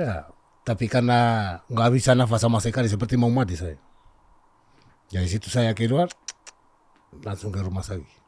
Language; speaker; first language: Indonesian; non-native, learner; Spanish